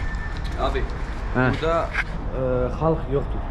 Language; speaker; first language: Turkish; non-native, learner; Armenian